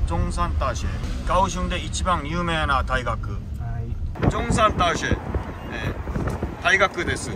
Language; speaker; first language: Japanese; non-native, fluent; Korean